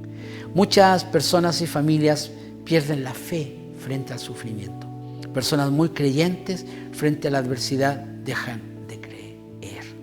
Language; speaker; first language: Spanish; native; Spanish